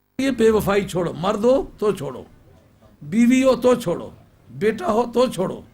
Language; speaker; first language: Urdu; non-native, local second language; Punjabi